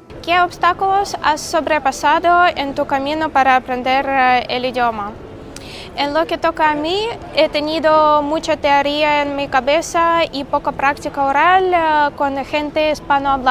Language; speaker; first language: Spanish; non-native, fluent; Russian